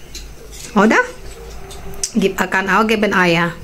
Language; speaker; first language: German; non-native, learner; Indonesian